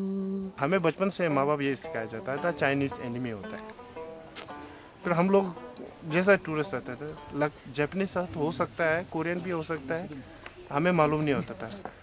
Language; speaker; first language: Hindi; non-native, local second language; Tibetan